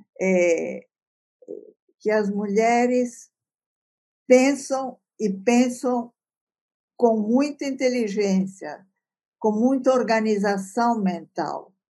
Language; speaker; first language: Portuguese; early bilingual, other home language; Italian